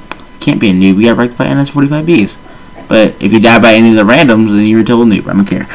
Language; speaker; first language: English; native; English